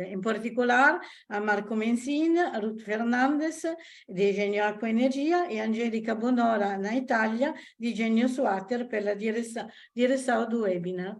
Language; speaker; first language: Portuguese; non-native, learner; Italian